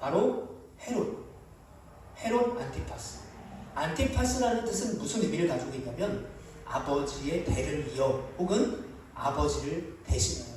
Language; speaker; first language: Korean; native; Korean